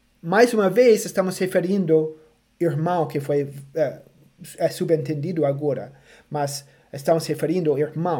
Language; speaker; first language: Portuguese; non-native, fluent; English